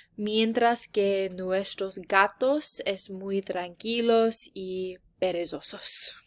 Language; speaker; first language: Spanish; non-native, learner; English